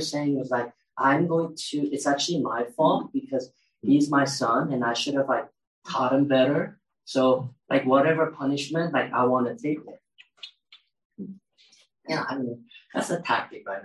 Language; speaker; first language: English; early bilingual, other home language; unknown